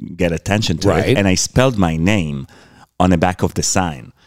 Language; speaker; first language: English; non-native, fluent; Hebrew